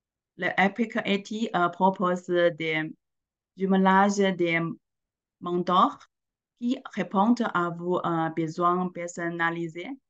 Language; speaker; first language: French; non-native, learner; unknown